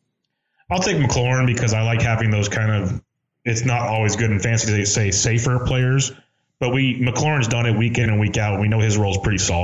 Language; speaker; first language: English; native; English